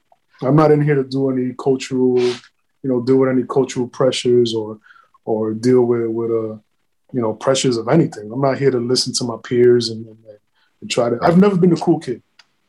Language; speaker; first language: English; native; English